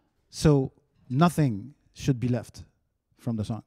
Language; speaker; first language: English; non-native, fluent; French